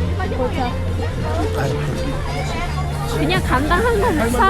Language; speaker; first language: Korean; non-native, fluent; Vietnamese